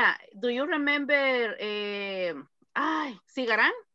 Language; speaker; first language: English; non-native, fluent; Spanish